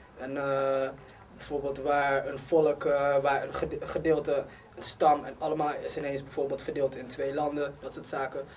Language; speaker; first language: Dutch; early bilingual, other home language; Somali